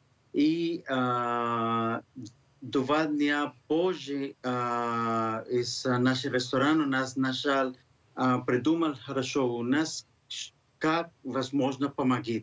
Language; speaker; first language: Russian; non-native, learner; Spanish